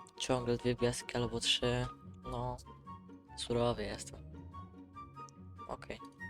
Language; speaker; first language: Polish; native; Polish